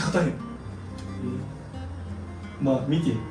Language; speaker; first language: Japanese; native; Japanese